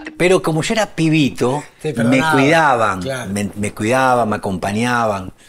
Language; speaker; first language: Spanish; native; Spanish